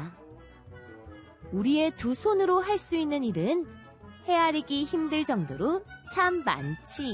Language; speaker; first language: Korean; native; Korean